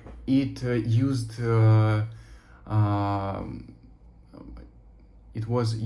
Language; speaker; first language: English; non-native, learner; Russian